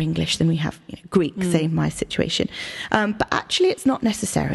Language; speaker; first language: English; native; English